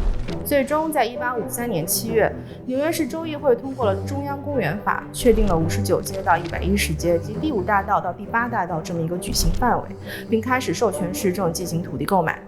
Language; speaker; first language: Chinese; native; Chinese